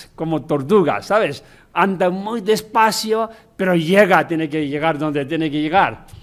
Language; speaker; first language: Spanish; non-native, learner; Chinese